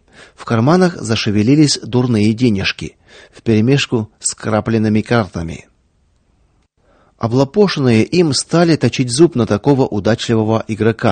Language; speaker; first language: Russian; native; Russian